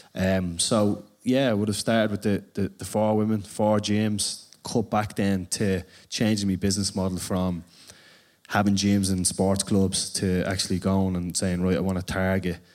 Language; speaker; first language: English; native; English